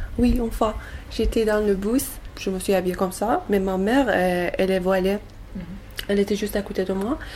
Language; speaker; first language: French; non-native, learner; Persian